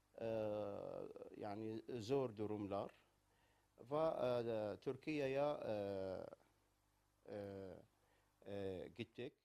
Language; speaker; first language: Turkish; non-native, learner; Arabic